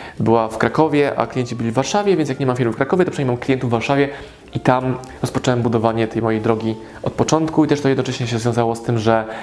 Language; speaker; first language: Polish; native; Polish